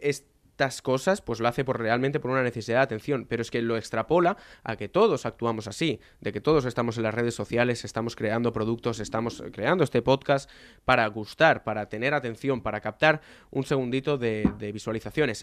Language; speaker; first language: Spanish; native; Spanish